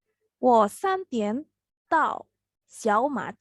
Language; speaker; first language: Chinese; non-native, fluent; Indonesian